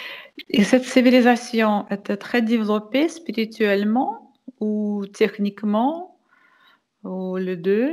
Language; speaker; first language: French; non-native, fluent; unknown